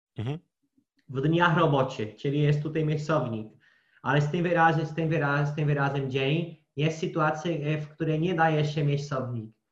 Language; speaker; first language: Polish; non-native, fluent; Portuguese